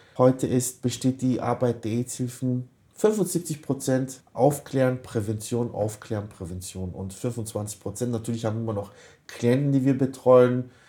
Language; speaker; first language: German; early bilingual, other home language; Kurdish